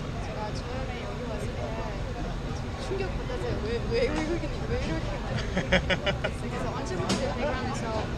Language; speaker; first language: Korean; non-native, fluent; French